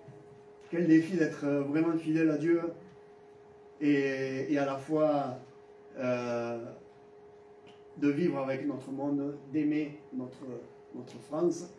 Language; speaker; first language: French; native; French